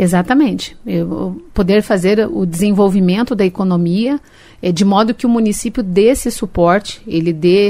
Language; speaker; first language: Portuguese; native; Portuguese